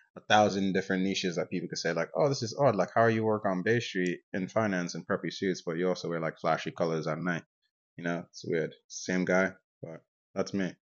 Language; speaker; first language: English; non-native, local second language; Yoruba